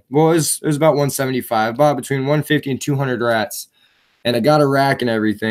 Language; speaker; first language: English; native; English